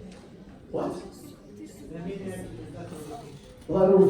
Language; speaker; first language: English; native; English